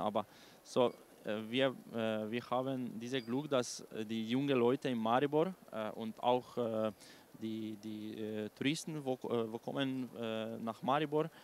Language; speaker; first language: German; non-native, learner; Slovenian